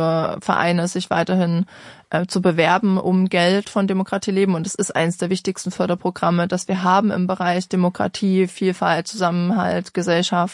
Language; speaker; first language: German; native; German